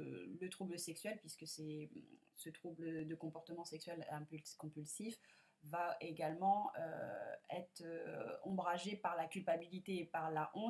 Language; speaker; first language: French; native; French